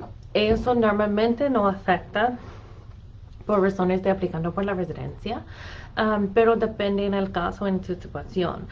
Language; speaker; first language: Spanish; non-native, fluent; English